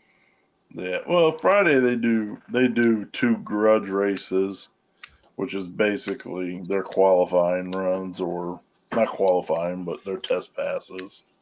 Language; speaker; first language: English; native; English